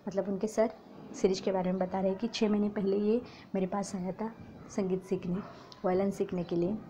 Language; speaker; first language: Hindi; non-native, local second language; Marathi